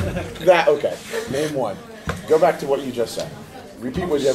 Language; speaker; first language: English; native; English